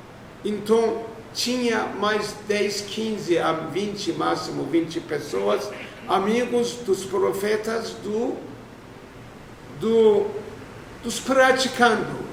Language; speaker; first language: Portuguese; non-native, fluent; Turkish